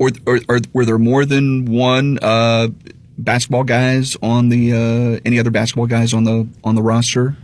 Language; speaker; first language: English; native; English